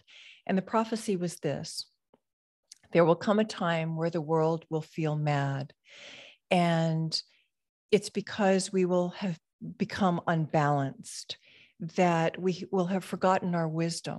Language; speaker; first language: English; native; English